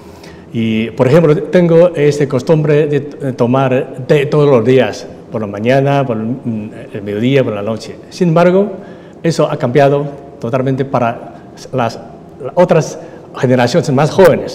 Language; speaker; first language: Spanish; non-native, fluent; Chinese